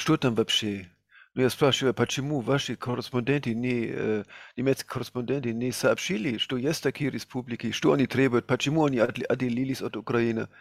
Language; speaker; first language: Russian; non-native, fluent; German